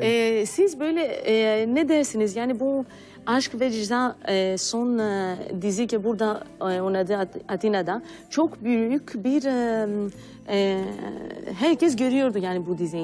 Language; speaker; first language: Turkish; non-native, fluent; Greek